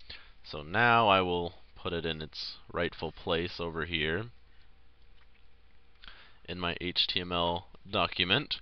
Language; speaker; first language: English; native; English